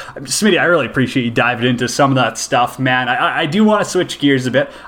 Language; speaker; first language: English; native; English